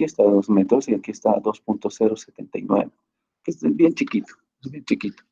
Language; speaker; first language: Spanish; native; Spanish